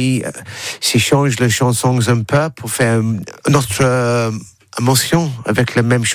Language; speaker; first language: French; non-native, learner; English